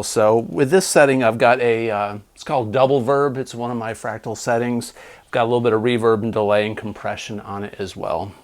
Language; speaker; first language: English; native; English